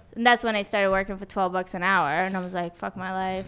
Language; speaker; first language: English; non-native, fluent; Swedish